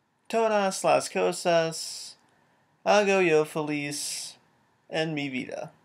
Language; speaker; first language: Spanish; non-native, learner; English